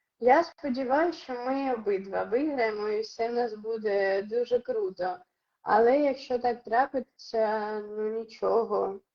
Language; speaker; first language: Ukrainian; non-native, local second language; Russian